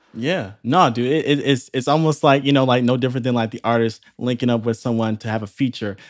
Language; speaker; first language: English; native; English